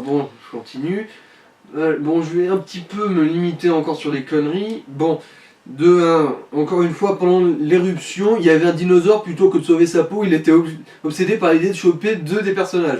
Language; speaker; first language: French; native; French